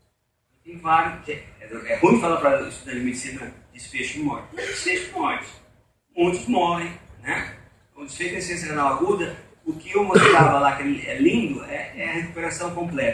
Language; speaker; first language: Portuguese; native; Portuguese